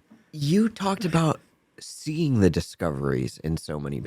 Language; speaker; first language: English; native; English